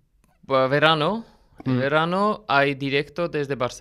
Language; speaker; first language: Spanish; non-native, learner; Armenian